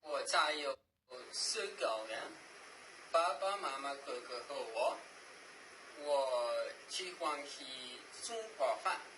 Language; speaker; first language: Chinese; non-native, learner; Arabic